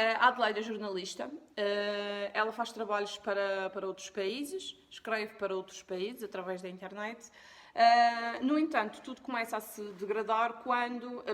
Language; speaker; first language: Portuguese; native; Portuguese